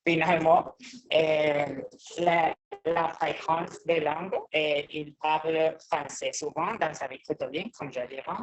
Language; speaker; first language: French; non-native, learner; Spanish